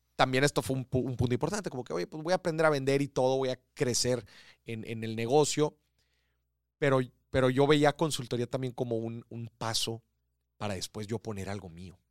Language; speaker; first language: Spanish; native; Spanish